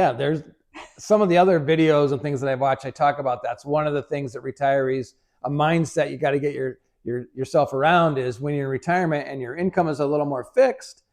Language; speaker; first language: English; native; English